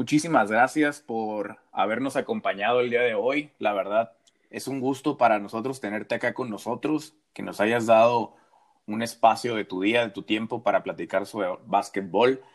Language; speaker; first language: Spanish; native; Spanish